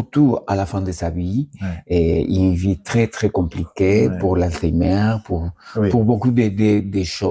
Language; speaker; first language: French; non-native, learner; Spanish